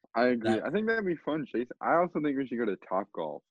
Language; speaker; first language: English; native; English